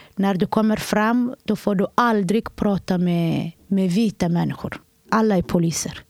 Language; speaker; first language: Swedish; non-native, fluent; Somali